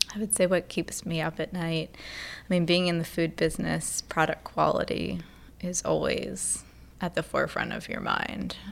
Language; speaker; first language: English; native; English